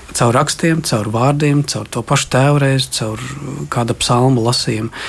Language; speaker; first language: Latvian; native; Latvian